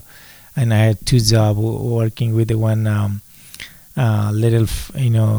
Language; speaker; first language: English; non-native, local second language; Nepali